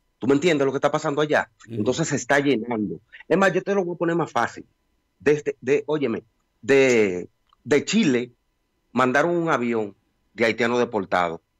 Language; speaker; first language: Spanish; native; Spanish